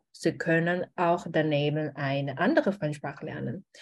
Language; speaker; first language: German; non-native, learner; Chinese